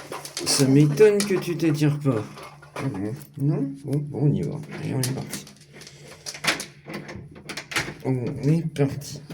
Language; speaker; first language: French; native; French